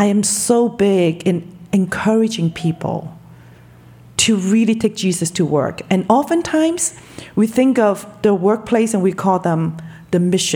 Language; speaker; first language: English; non-native, local second language; Cantonese